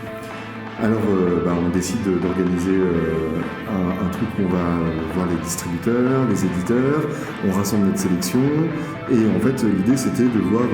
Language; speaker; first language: French; native; French